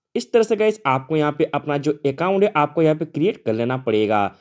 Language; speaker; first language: Hindi; native; Hindi